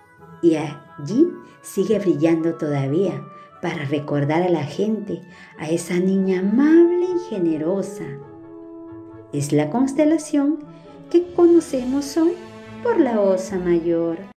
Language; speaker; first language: Spanish; native; Spanish